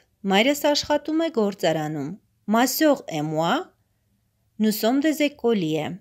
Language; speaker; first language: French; non-native, fluent; Armenian